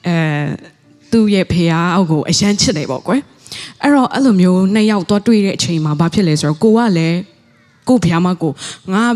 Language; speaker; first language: Burmese; non-native, local second language; Tedim Chin